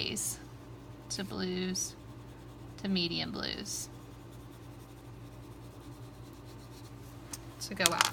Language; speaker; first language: English; native; English